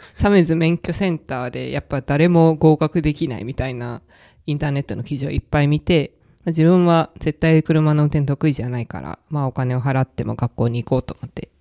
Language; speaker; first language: Japanese; native; Japanese